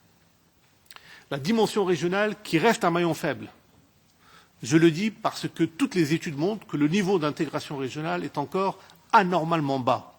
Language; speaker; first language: French; non-native, local second language; Arabic